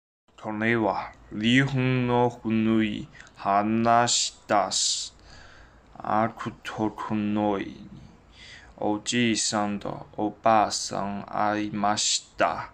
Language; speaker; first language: Japanese; non-native, learner; Chinese